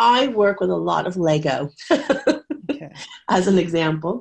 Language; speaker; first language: English; native; English